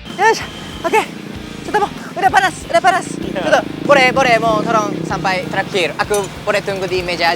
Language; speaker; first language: Indonesian; non-native, learner; Japanese